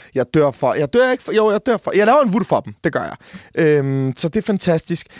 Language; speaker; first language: Danish; early bilingual, other home language; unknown